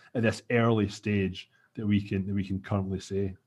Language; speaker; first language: English; native; English